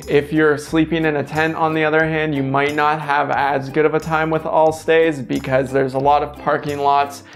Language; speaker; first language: English; native; English